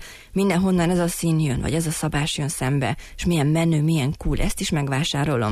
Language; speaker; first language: Hungarian; native; Hungarian